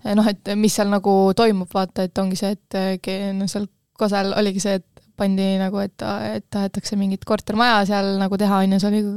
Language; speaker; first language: Estonian; native; Estonian